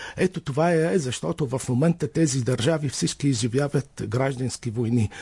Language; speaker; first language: Bulgarian; non-native, fluent; Arabic